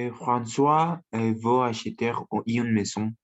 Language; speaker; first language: French; non-native, learner; Spanish